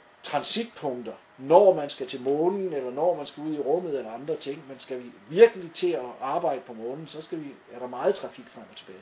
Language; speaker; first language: Danish; native; Danish